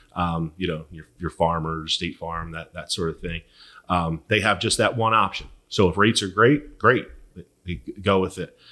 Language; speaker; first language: English; native; English